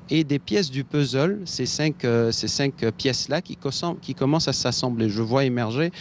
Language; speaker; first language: French; non-native, local second language; Arabic